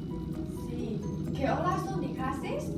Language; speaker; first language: Spanish; non-native, learner; Chinese